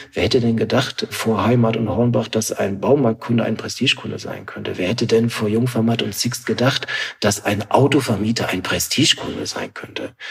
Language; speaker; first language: German; native; German